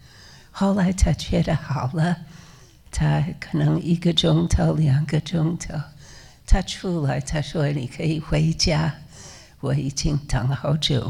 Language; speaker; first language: Chinese; non-native, fluent; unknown